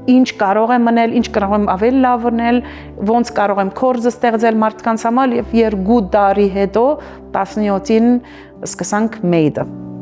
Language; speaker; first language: Armenian; early bilingual, heritage; Armenian